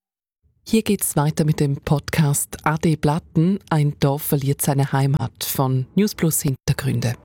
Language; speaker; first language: German; native; German